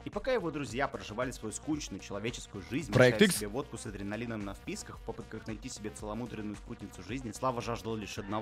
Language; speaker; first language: Russian; native; Russian